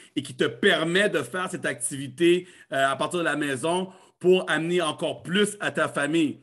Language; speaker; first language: French; native; French